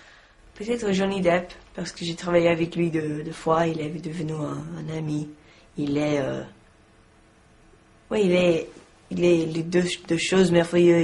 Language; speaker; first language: French; non-native, learner; English